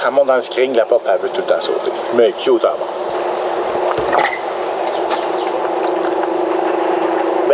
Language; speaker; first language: French; native; French